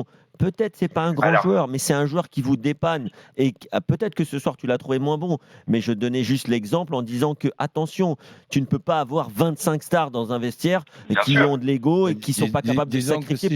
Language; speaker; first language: French; native; French